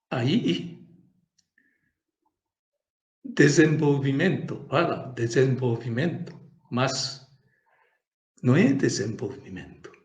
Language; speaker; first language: Portuguese; non-native, learner; Japanese